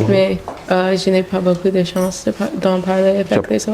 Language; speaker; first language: French; non-native, local second language; English